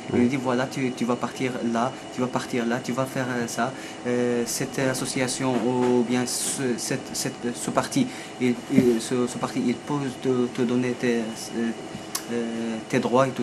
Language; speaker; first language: French; non-native, learner; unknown